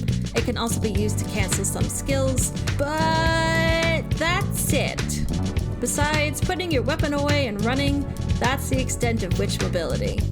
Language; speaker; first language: English; native; English